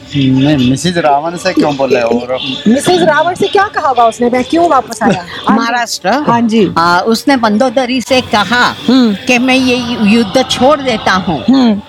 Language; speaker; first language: Hindi; non-native, local second language; Marathi